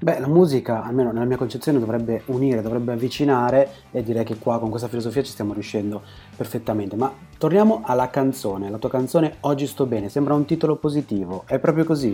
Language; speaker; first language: Italian; native; Italian